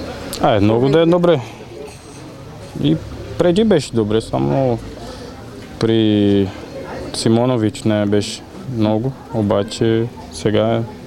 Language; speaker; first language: Bulgarian; non-native, learner; Portuguese